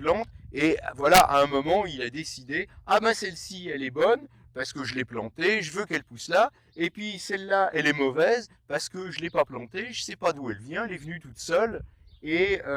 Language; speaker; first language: French; native; French